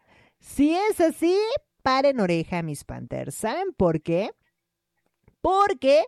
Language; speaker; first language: Spanish; native; Spanish